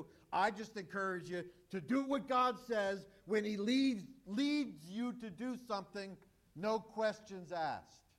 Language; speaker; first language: English; native; English